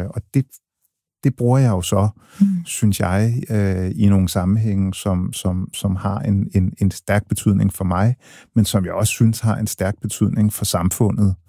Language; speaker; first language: Danish; early bilingual, other home language; English